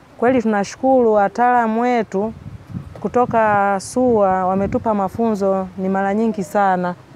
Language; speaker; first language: Swahili; native; Swahili